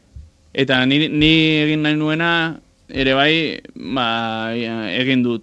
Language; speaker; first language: Basque; non-native, local second language; Spanish